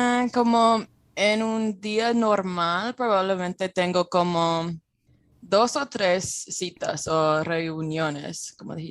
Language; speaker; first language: Spanish; non-native, fluent; English